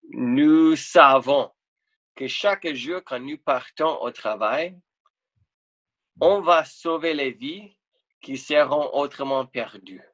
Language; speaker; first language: French; non-native, fluent; English